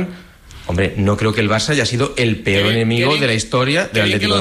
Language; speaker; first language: Spanish; native; Spanish